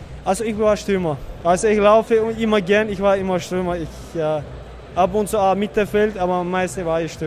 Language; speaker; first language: German; non-native, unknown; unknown